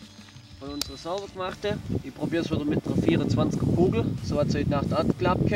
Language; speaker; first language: German; native; German